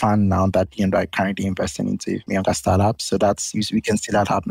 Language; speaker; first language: English; non-native, local second language; Akan